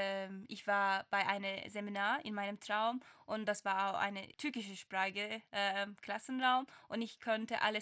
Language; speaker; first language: German; non-native, learner; Turkish